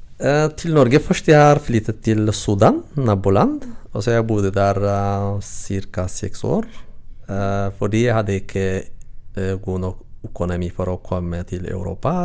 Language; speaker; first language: Norwegian; non-native, learner; Tigrinya